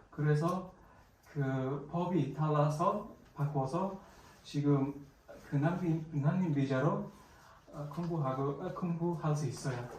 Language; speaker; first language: Korean; non-native, learner; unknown